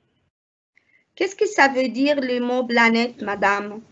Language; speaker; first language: French; non-native, fluent; Arabic